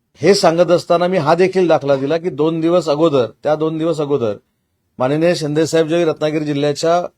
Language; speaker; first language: Marathi; native; Marathi